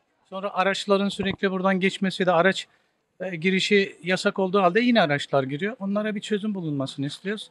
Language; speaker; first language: Turkish; native; Turkish